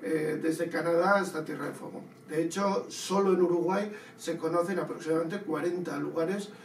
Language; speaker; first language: Spanish; non-native, local second language; Basque